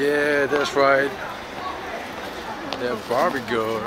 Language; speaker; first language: English; non-native, learner; Korean